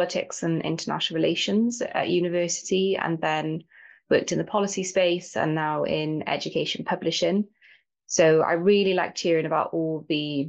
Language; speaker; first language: English; native; English